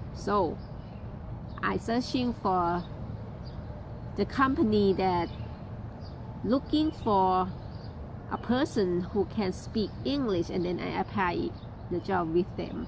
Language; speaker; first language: English; non-native, learner; Thai